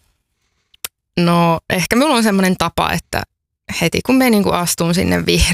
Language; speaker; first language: Finnish; native; Finnish